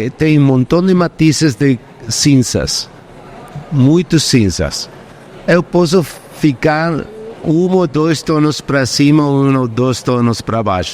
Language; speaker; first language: Portuguese; non-native, fluent; Spanish